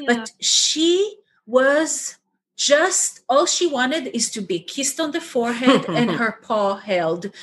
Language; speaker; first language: English; non-native, fluent; Hebrew